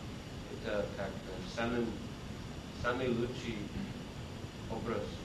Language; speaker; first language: Russian; non-native, learner; English